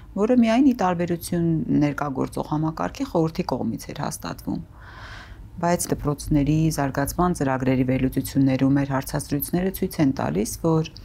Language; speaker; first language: Armenian; native; Armenian